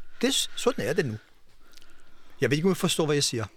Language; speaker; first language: Danish; non-native, fluent; Hebrew